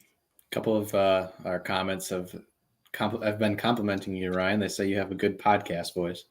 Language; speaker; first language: English; native; English